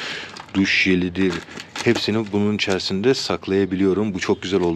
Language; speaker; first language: Turkish; native; Turkish